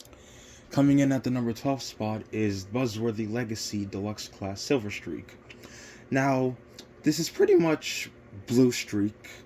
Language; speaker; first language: English; native; English